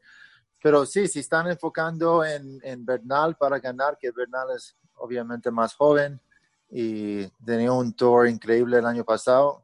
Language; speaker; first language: Spanish; early bilingual, heritage; Spanish